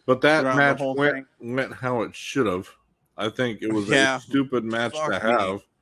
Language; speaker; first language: English; native; English